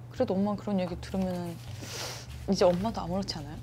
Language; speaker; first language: Korean; native; Korean